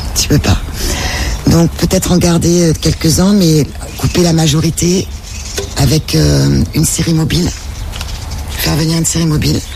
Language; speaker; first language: French; native; French